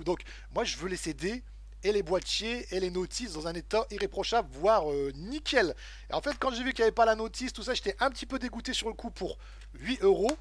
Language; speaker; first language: French; native; French